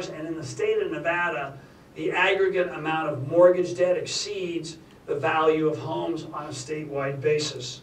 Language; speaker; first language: English; native; English